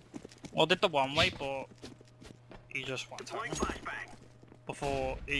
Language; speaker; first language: English; native; English